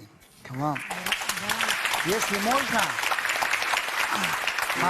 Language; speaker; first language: Russian; non-native, learner; Tajik